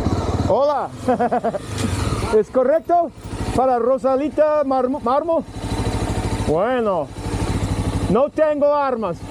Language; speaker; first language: Spanish; non-native, learner; English